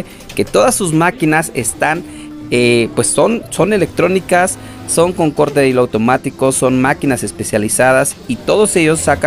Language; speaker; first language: Spanish; native; Spanish